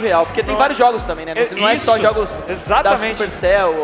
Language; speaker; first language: Portuguese; native; Portuguese